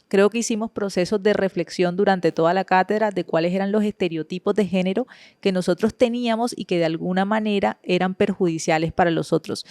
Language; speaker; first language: Spanish; native; Spanish